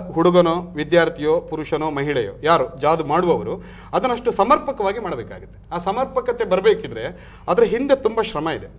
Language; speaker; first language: Kannada; non-native, local second language; Tulu